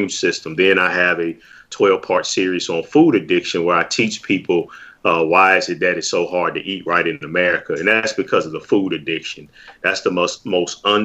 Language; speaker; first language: English; native; English